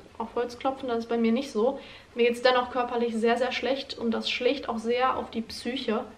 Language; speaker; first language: German; native; German